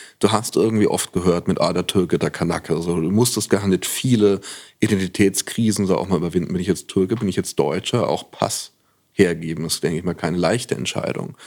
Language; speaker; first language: German; native; German